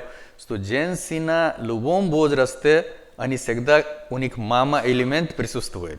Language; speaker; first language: Russian; non-native, learner; Hindi